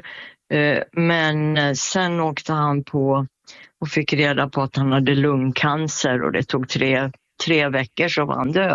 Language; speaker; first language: Swedish; native; Swedish